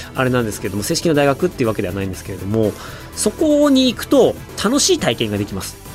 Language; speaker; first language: Japanese; native; Japanese